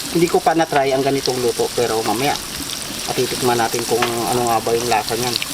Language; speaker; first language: Filipino; non-native, local second language; Kinaray-a